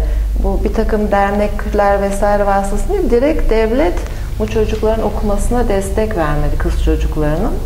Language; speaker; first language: Turkish; native; Turkish